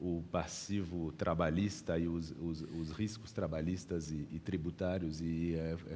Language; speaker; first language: Portuguese; early bilingual, heritage; Portuguese